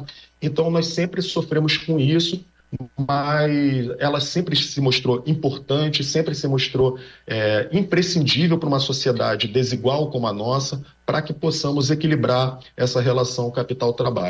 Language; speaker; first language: Portuguese; native; Portuguese